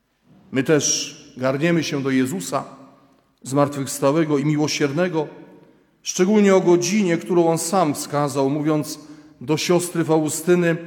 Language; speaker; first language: Polish; native; Polish